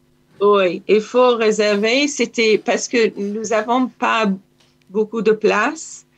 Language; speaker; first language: French; non-native, learner; Hebrew